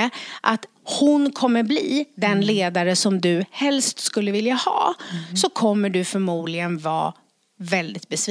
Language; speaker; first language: Swedish; native; Swedish